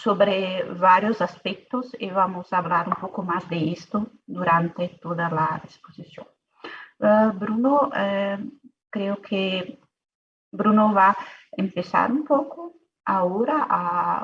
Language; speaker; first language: Spanish; non-native, fluent; Portuguese